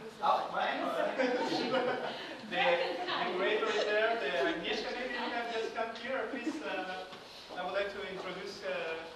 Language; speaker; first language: English; non-native, fluent; Spanish